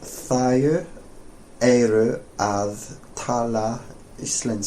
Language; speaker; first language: Icelandic; non-native, learner; English